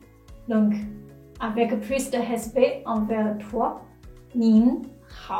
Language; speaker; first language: French; non-native, fluent; Chinese